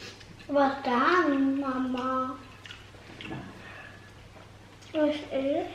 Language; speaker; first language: Dutch; early bilingual, heritage; Indonesian